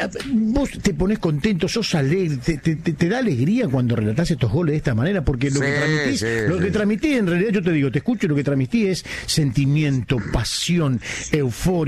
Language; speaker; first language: Spanish; native; Spanish